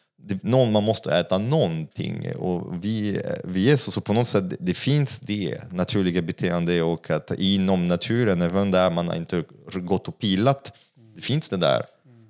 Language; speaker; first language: Swedish; non-native, fluent; French